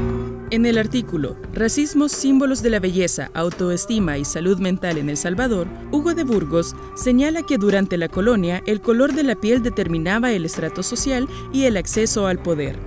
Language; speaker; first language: Spanish; native; Spanish